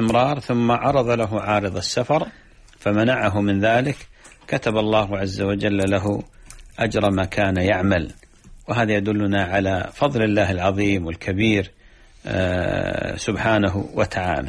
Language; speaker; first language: Arabic; native; Arabic